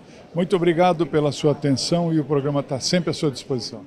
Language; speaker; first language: Portuguese; native; Portuguese